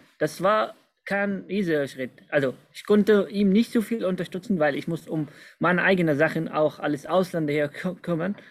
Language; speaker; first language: German; non-native, fluent; Arabic